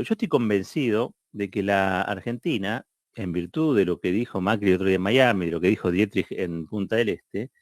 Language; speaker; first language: Spanish; native; Spanish